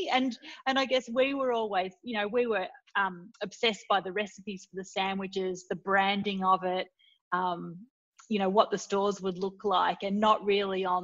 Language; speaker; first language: English; native; English